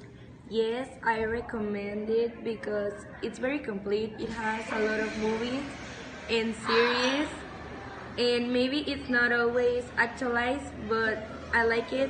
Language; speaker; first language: English; non-native, learner; Spanish